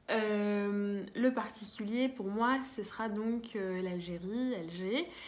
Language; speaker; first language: French; early bilingual, other home language; Arabic